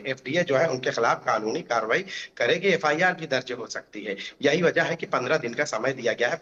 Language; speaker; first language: Hindi; native; Hindi